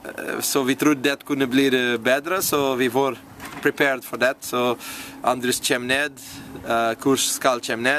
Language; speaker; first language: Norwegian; non-native, learner; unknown